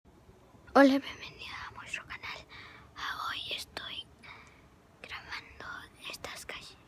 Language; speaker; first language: Spanish; early bilingual, heritage; Spanish